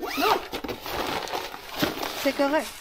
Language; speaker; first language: French; non-native, learner; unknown